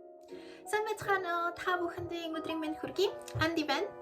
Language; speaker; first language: Mongolian; non-native, fluent; Spanish